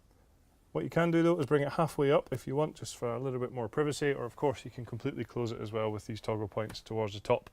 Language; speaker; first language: English; native; English